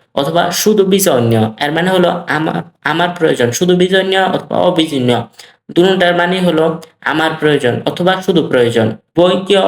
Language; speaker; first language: Bangla; native; Bangla